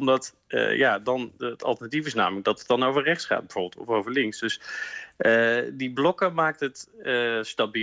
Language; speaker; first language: Dutch; native; Dutch